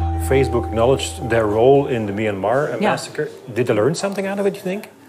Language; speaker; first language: English; non-native, fluent; Dutch